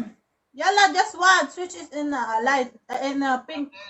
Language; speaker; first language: English; non-native, learner; Filipino